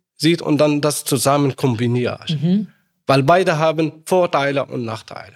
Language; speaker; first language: German; non-native, fluent; Arabic